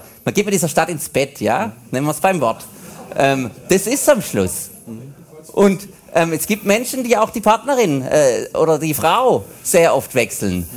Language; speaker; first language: German; native; German